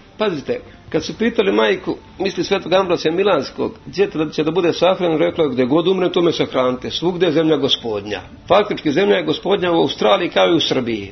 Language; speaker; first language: Serbian; native; Serbian